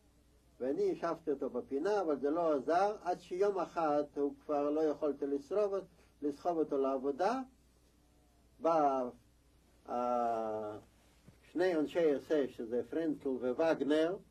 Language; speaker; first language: Hebrew; non-native, fluent; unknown